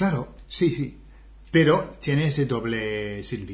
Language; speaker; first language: Spanish; non-native, fluent; English